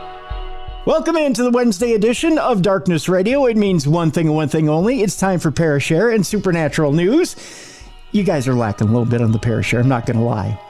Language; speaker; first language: English; native; English